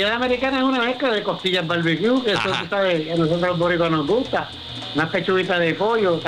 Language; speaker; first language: Spanish; early bilingual, heritage; Spanish